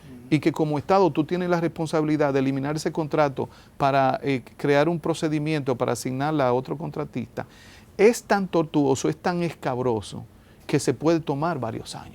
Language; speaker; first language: Spanish; native; Spanish